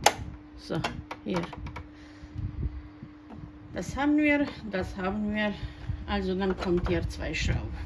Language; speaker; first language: German; non-native, fluent; Croatian